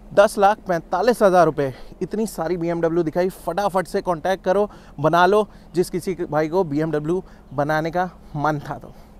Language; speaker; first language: Hindi; native; Hindi